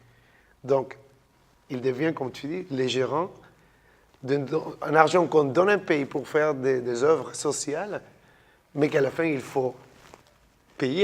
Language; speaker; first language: French; non-native, fluent; Spanish